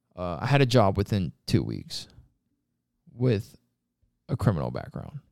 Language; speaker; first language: English; native; English